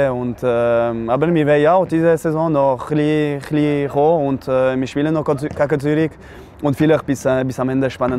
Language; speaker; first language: German; non-native, local second language; French